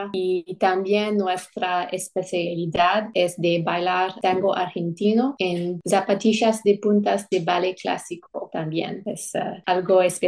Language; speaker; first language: Spanish; non-native, fluent; English